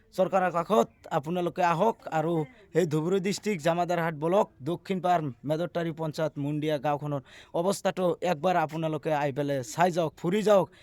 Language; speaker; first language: Assamese; non-native, local second language; Bangla